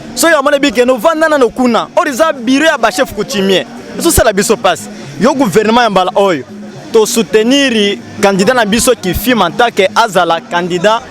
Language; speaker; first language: Lingala; non-native, local second language; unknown